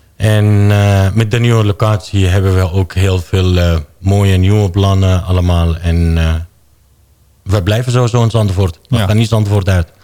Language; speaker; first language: Dutch; non-native, fluent; Arabic